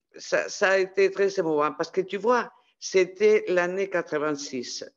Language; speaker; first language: French; non-native, fluent; Spanish